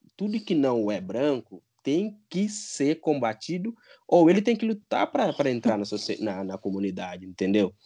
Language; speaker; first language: Portuguese; non-native, local second language; Upper Guinea Crioulo